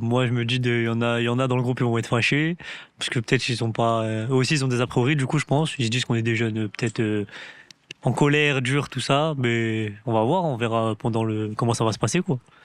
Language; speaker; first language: French; native; French